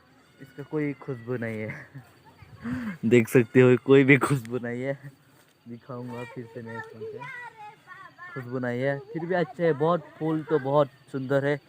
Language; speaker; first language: Hindi; non-native, local second language; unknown